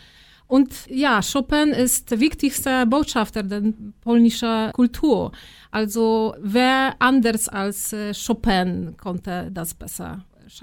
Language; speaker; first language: German; non-native, fluent; Polish